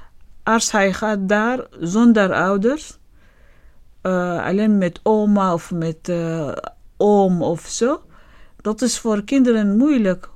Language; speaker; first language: Dutch; non-native, learner; Arabic